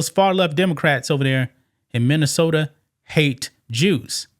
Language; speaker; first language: English; native; English